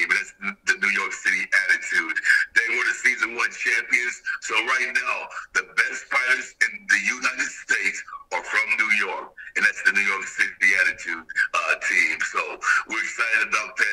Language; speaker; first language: English; native; English